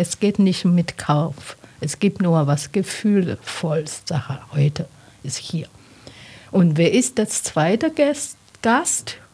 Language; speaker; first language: German; non-native, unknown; Chinese